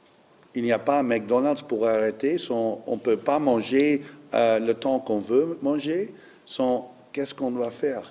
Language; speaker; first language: French; non-native, fluent; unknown